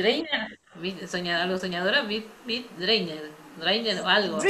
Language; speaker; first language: Spanish; native; Spanish